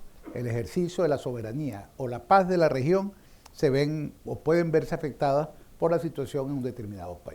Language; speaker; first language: Spanish; native; Spanish